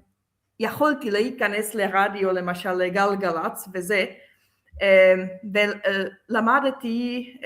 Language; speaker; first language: Hebrew; non-native, fluent; Czech